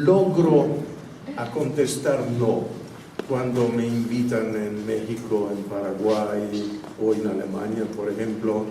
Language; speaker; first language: Spanish; non-native, fluent; Italian